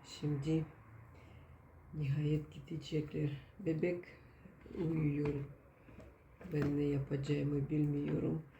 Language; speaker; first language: Turkish; non-native, learner; Russian